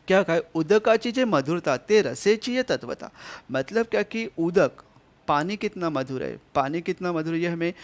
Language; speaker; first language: Hindi; non-native, local second language; Marathi